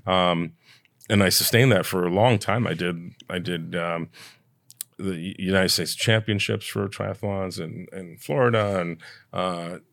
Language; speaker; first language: English; early bilingual, other home language; Italian